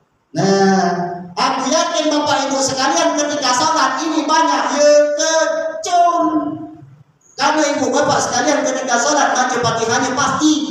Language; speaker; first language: Indonesian; native; Indonesian